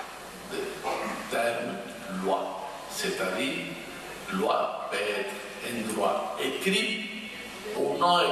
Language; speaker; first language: French; non-native, fluent; Spanish